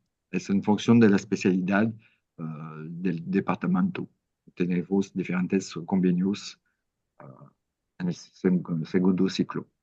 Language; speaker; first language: Spanish; non-native, learner; French